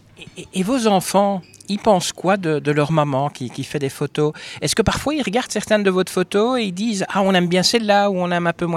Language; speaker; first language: French; native; French